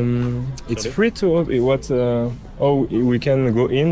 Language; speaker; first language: English; non-native, learner; French